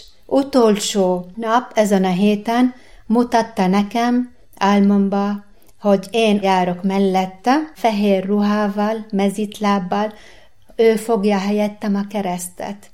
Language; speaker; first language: Hungarian; non-native, fluent; Arabic